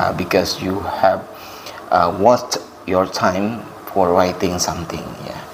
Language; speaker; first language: English; non-native, fluent; Indonesian